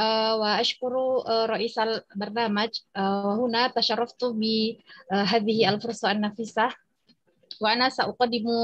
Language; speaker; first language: Arabic; non-native, fluent; Indonesian